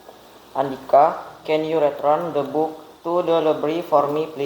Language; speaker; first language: English; non-native, learner; Indonesian